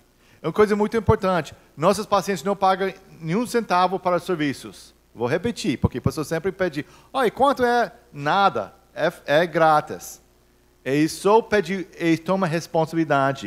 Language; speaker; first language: Portuguese; non-native, fluent; English